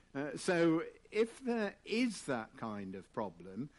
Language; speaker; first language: English; native; English